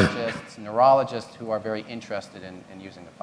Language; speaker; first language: English; native; English